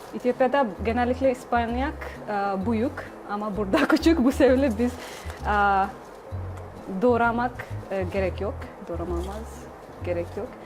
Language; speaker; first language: Turkish; non-native, learner; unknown